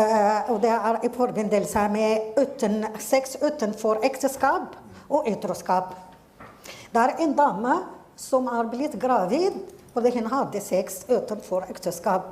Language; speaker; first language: Norwegian; non-native, fluent; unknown